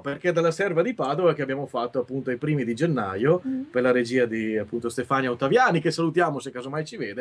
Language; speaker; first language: Italian; native; Italian